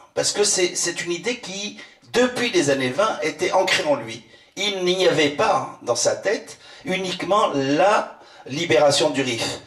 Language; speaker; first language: French; non-native, local second language; Arabic